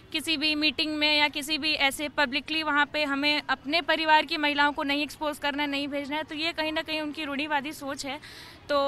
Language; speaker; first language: Hindi; native; Hindi